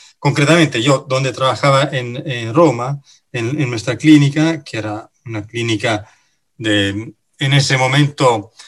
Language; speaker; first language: Spanish; non-native, fluent; Italian